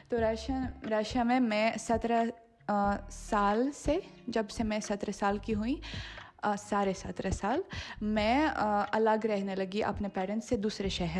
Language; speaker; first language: Hindi; non-native, fluent; Russian